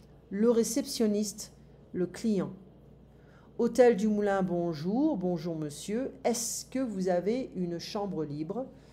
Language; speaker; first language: French; native; French